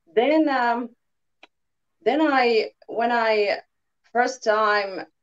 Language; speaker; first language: English; non-native, learner; Finnish